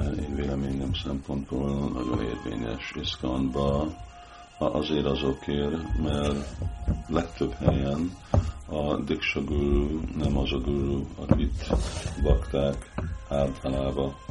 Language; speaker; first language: Hungarian; early bilingual, heritage; Hungarian